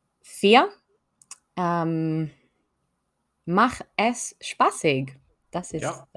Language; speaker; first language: German; non-native, learner; French